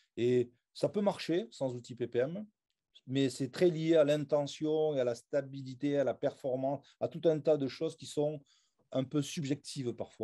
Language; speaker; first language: French; native; French